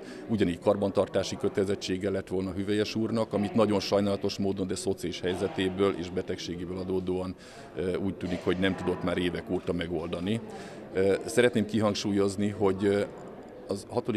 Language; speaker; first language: Hungarian; native; Hungarian